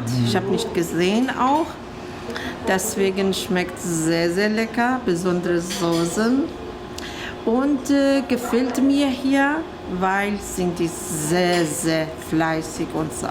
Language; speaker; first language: German; non-native, learner; Kurdish